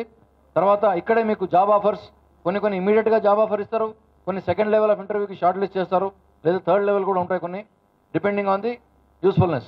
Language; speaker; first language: Telugu; native; Telugu